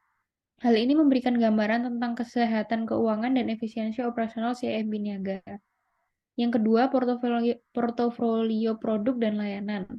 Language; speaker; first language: Indonesian; native; Indonesian